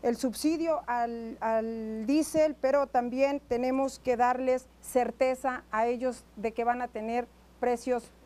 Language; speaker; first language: Spanish; native; Spanish